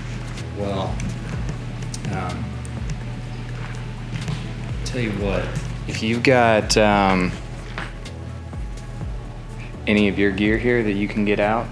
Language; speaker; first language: English; native; English